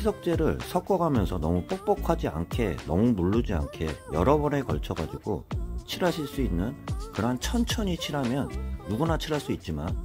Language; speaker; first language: Korean; native; Korean